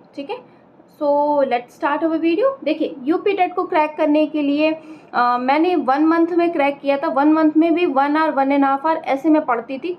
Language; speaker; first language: Hindi; native; Hindi